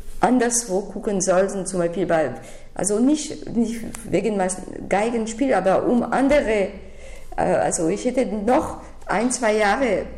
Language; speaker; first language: German; non-native, fluent; French